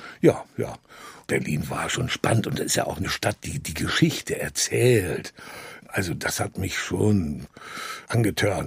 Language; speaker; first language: German; native; German